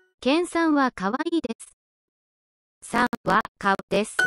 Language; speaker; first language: Japanese; non-native, learner; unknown